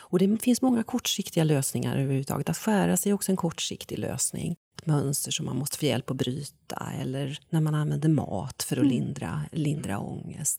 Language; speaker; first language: Swedish; native; Swedish